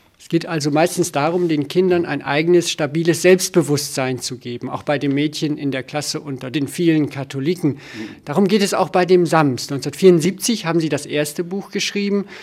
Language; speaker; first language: German; native; German